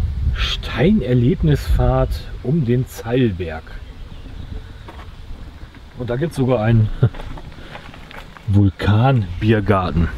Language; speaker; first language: German; native; German